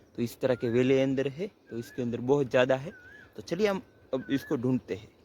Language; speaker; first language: Hindi; non-native, local second language; Gujarati